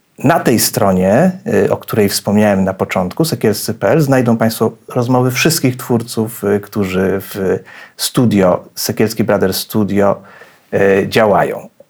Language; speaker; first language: Polish; native; Polish